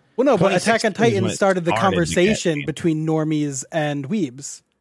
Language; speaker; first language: English; native; English